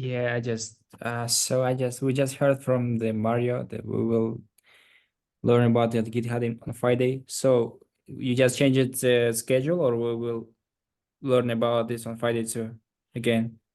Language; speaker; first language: English; non-native, fluent; Russian